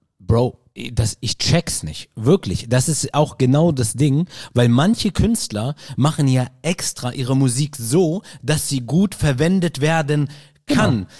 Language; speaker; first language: German; early bilingual, other home language; Arabic